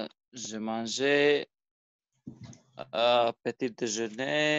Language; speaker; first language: French; non-native, learner; Albanian